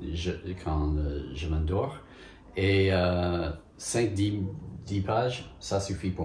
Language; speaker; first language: French; non-native, fluent; English